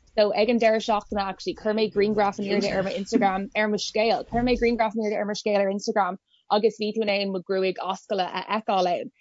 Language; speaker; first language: Irish; non-native, local second language; English